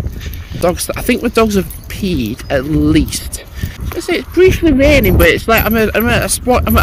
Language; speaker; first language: English; native; English